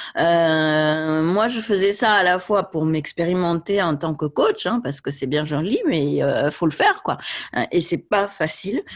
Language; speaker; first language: French; native; French